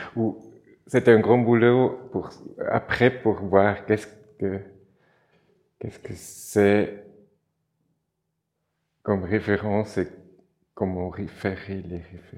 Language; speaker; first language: French; non-native, local second language; German